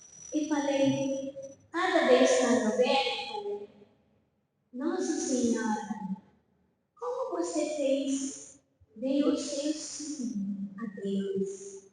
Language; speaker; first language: Portuguese; non-native, fluent; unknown